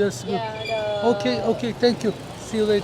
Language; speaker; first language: English; non-native, learner; Turkish